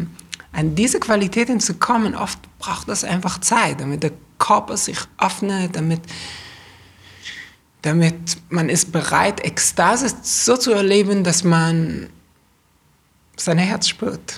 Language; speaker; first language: German; non-native, fluent; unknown